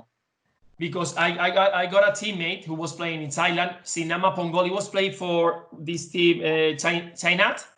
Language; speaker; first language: English; non-native, fluent; Spanish